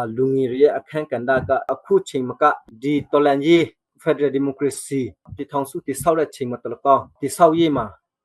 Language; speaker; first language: Burmese; non-native, local second language; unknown